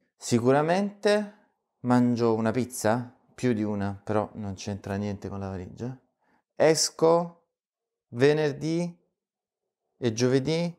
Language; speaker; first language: Italian; native; Italian